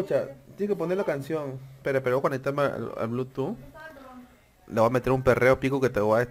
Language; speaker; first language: Spanish; native; Spanish